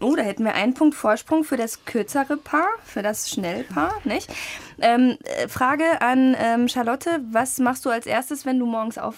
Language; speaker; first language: German; native; German